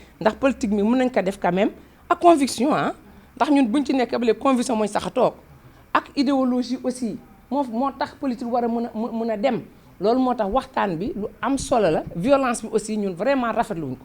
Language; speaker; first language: Wolof; non-native, local second language; Fula